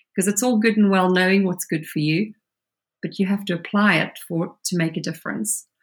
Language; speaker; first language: English; native; English